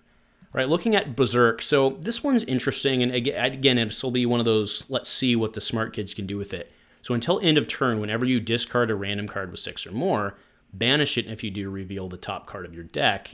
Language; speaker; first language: English; native; English